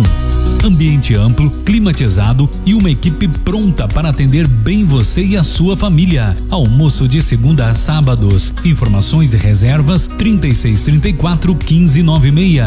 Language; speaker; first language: Portuguese; native; Portuguese